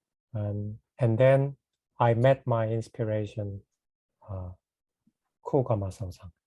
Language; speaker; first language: English; non-native, fluent; Korean